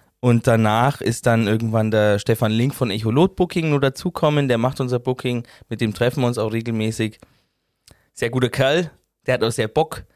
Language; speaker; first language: German; native; German